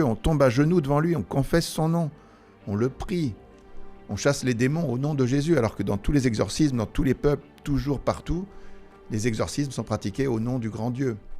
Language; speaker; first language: French; native; French